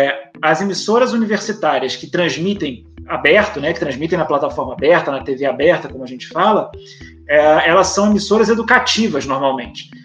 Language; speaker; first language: Portuguese; native; Portuguese